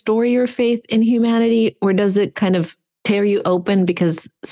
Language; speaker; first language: English; non-native, fluent; Russian